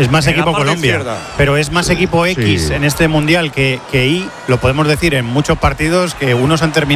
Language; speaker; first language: Spanish; native; Spanish